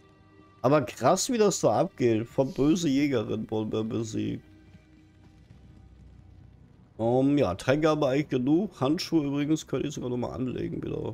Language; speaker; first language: German; native; German